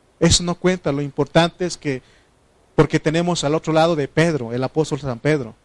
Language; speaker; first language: Spanish; non-native, local second language; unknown